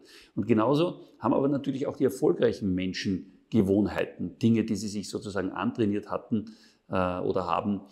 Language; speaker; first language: German; native; German